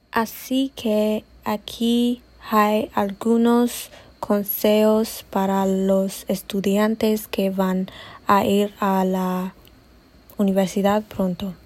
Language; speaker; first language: Spanish; non-native, learner; Amharic